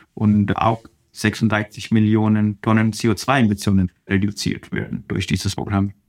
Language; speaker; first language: German; non-native, fluent; Telugu